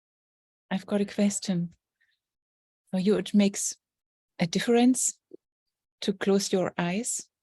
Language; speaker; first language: English; non-native, learner; German